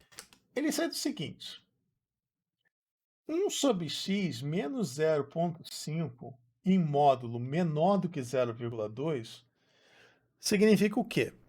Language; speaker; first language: Portuguese; native; Portuguese